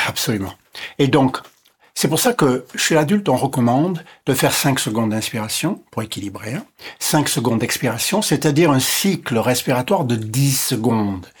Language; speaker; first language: French; non-native, local second language; English